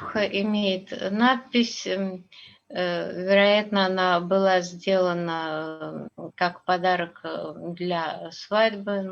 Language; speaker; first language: Russian; native; Russian